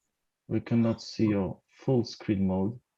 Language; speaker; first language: English; non-native, fluent; Polish